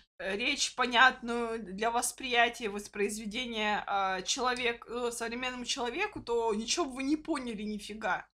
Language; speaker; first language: Russian; native; Russian